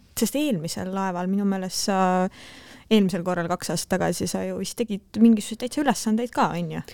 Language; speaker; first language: Estonian; native; Estonian